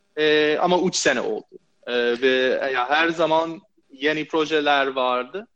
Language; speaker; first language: Turkish; non-native, fluent; English